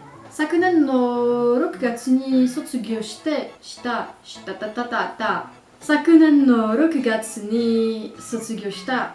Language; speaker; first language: Japanese; non-native, learner; French